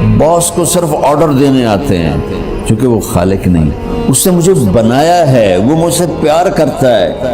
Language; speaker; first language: Urdu; non-native, local second language; Punjabi